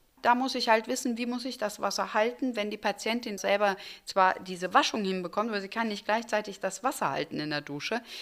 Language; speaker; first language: German; early bilingual, other home language; Turkish